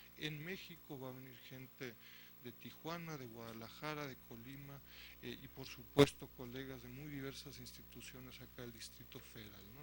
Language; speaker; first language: Spanish; native; Spanish